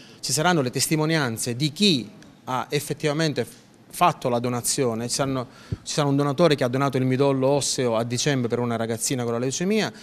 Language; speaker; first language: Italian; native; Italian